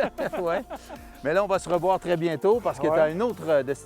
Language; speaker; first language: French; native; French